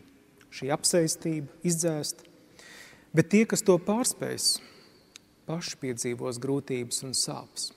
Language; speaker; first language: Latvian; native; Latvian